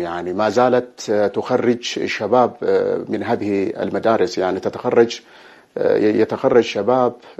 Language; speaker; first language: Arabic; non-native, fluent; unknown